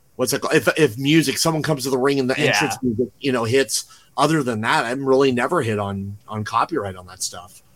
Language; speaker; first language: English; native; English